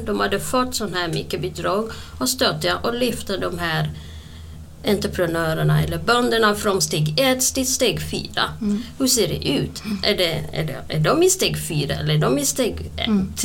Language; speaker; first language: Swedish; non-native, fluent; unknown